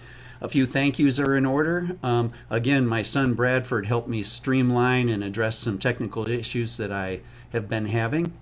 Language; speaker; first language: English; native; English